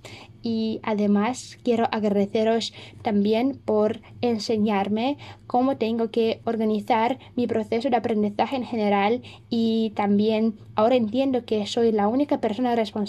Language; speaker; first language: Spanish; non-native, fluent; Russian